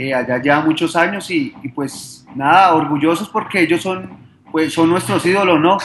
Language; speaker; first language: Spanish; native; Spanish